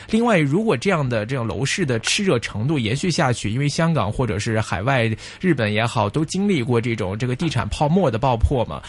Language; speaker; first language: Chinese; non-native, local second language; Cantonese